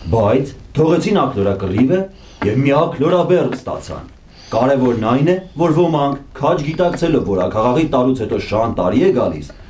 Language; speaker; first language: Armenian; native; Armenian